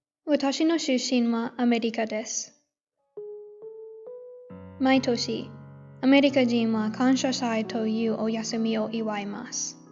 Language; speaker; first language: Japanese; non-native, learner; English